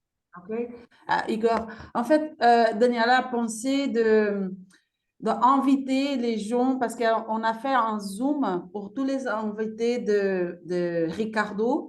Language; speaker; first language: French; non-native, fluent; Portuguese